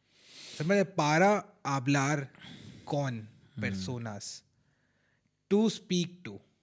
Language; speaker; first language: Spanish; non-native, learner; Hindi